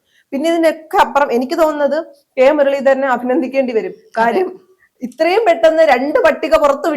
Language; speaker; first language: Malayalam; native; Malayalam